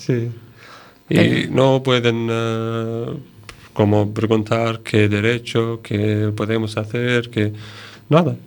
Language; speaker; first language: Spanish; non-native, learner; Arabic